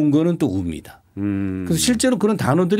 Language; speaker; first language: Korean; native; Korean